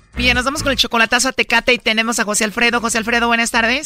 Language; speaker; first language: Spanish; native; Spanish